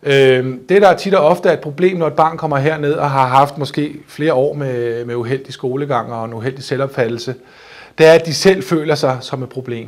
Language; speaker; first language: Danish; native; Danish